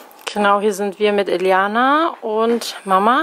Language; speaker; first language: German; native; German